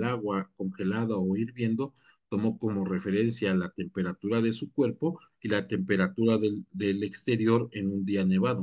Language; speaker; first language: Spanish; native; Spanish